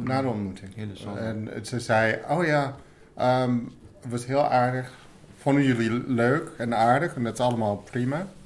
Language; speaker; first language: Dutch; non-native, fluent; English